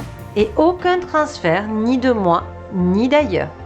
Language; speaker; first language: French; native; French